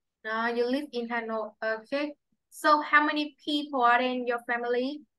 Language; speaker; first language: English; non-native, fluent; Vietnamese